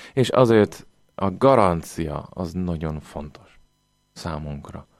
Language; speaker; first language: Hungarian; non-native, fluent; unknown